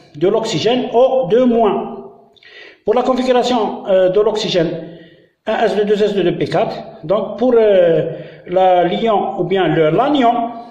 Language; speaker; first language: French; non-native, local second language; Arabic